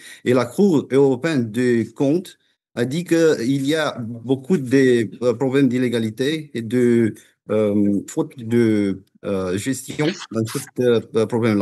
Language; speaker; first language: French; non-native, fluent; Romanian